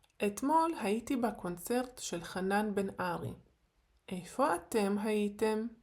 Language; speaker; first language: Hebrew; non-native, fluent; Ukrainian